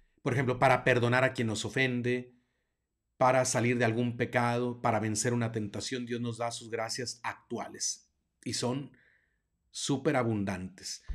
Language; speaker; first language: Spanish; native; Spanish